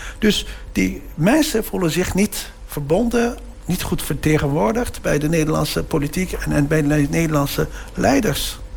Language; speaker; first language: Dutch; early bilingual, other home language; Turkish